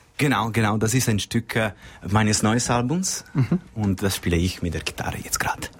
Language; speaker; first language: German; non-native, local second language; Italian